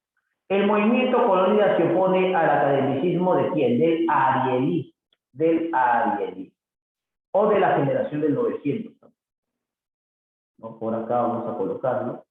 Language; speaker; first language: Spanish; native; Spanish